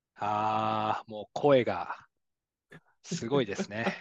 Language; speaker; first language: Japanese; native; Japanese